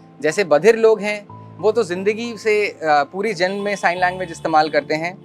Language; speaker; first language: Hindi; native; Hindi